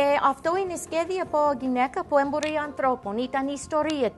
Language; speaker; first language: Greek; non-native, learner; English